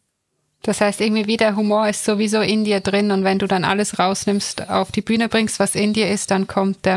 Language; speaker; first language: German; native; German